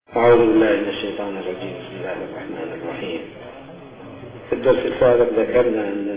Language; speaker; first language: Arabic; native; Arabic